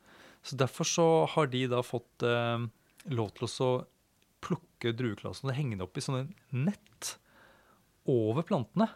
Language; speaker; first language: Norwegian; native; Norwegian